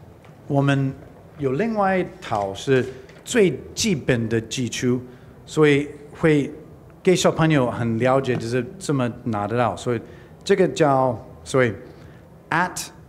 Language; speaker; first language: Chinese; non-native, learner; English